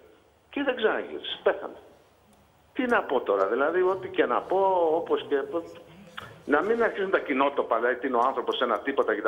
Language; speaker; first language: Greek; native; Greek